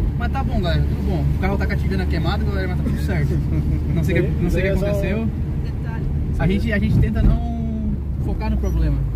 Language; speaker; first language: Portuguese; native; Portuguese